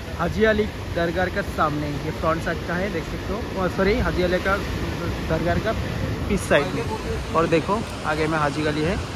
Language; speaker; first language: Hindi; non-native, local second language; Assamese